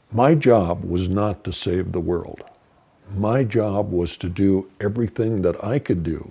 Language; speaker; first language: English; native; English